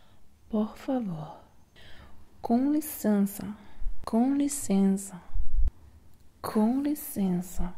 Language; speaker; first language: Portuguese; non-native, learner; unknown